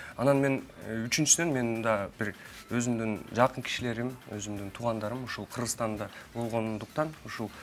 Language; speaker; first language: Kyrgyz; native; Kyrgyz